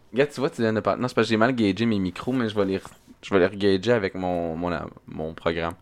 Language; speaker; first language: French; native; French